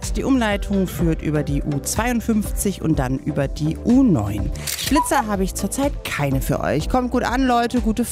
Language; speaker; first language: German; native; German